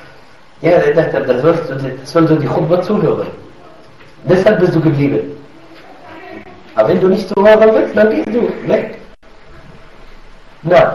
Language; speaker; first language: German; non-native, fluent; Arabic